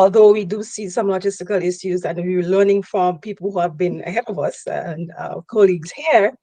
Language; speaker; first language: English; native; English